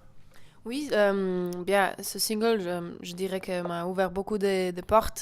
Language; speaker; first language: French; non-native, local second language; German